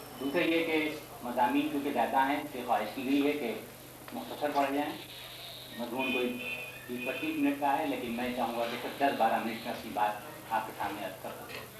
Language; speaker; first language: Urdu; native; Urdu